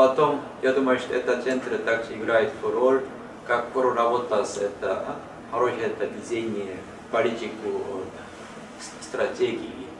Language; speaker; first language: Russian; non-native, learner; Korean